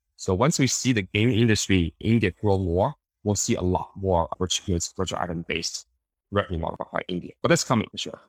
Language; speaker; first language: English; early bilingual, other home language; Chinese